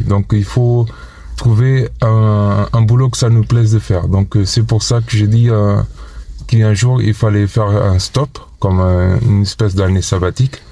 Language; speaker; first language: French; non-native, fluent; Portuguese